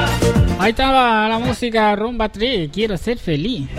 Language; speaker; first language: Spanish; native; Spanish